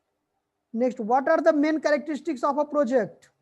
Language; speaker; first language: English; non-native, local second language; Hindi